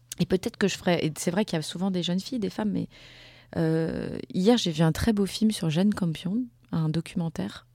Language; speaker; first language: French; native; French